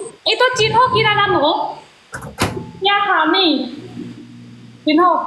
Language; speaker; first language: Filipino; non-native, learner; Korean